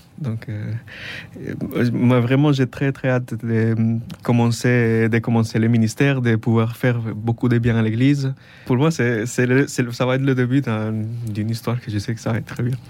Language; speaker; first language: French; non-native, fluent; Spanish